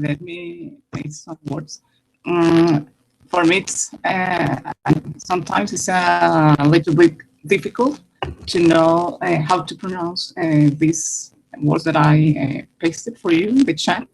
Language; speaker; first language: English; non-native, learner; Spanish